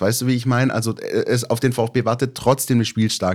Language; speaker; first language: German; native; German